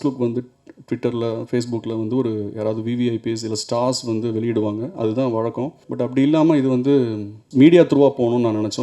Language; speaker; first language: Tamil; native; Tamil